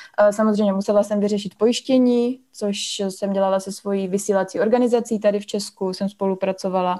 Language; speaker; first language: Czech; native; Czech